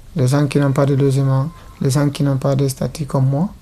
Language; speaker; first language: French; non-native, local second language; Fula